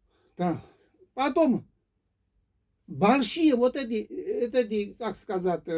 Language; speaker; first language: Russian; non-native, fluent; Georgian